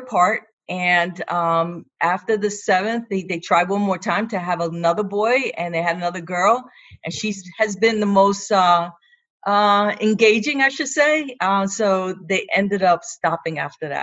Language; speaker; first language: English; native; English